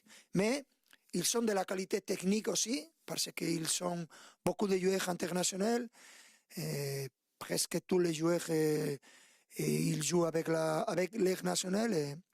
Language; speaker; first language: French; non-native, fluent; Spanish